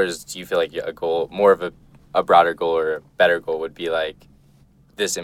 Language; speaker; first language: English; native; English